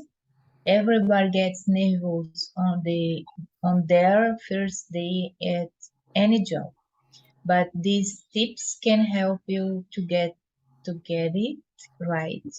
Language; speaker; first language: English; non-native, learner; Portuguese